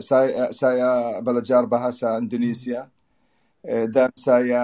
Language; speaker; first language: Indonesian; non-native, learner; Arabic